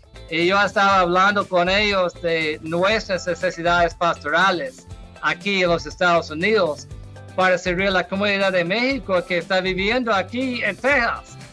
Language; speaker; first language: Spanish; non-native, fluent; English